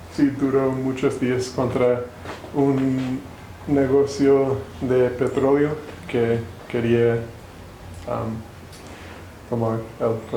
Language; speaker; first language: Spanish; non-native, learner; English